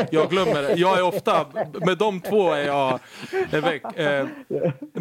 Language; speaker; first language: Swedish; native; Swedish